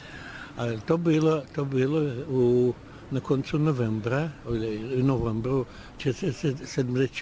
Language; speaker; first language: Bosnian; non-native, learner; Russian